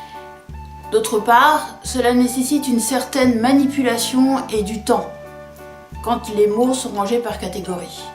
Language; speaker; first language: French; native; French